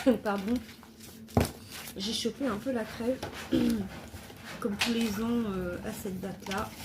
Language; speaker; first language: French; native; French